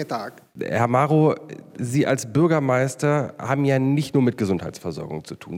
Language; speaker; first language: German; native; German